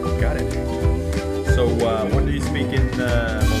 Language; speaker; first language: English; non-native, fluent; Indonesian